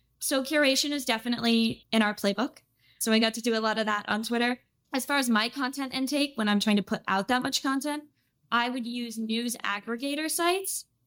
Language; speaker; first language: English; native; English